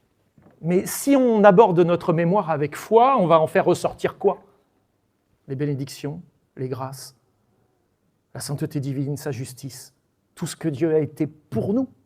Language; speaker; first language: French; native; French